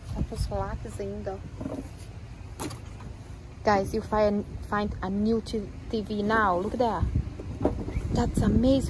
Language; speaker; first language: English; non-native, learner; Portuguese